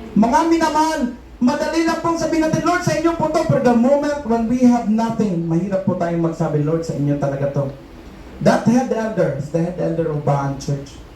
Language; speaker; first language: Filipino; non-native, local second language; Cebuano